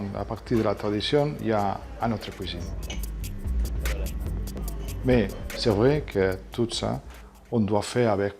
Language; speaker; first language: French; non-native, fluent; Catalan